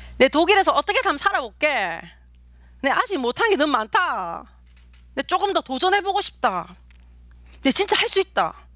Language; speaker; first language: Korean; native; Korean